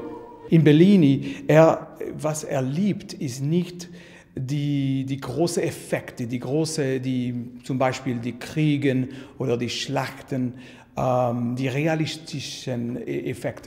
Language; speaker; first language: German; non-native, learner; French